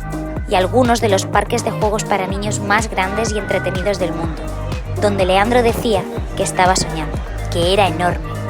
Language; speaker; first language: Spanish; native; Spanish